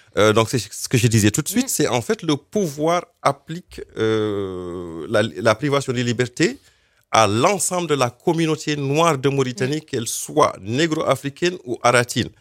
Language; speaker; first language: French; non-native, local second language; Fula